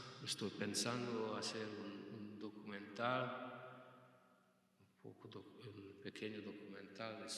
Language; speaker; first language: Spanish; non-native, fluent; Hungarian